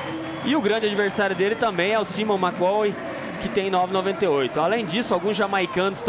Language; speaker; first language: Portuguese; native; Portuguese